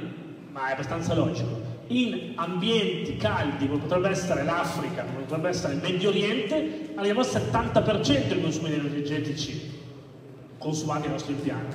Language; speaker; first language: Italian; native; Italian